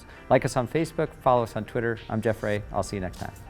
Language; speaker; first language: English; native; English